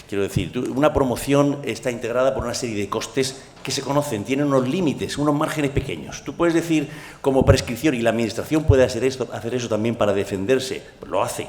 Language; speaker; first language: Spanish; native; Spanish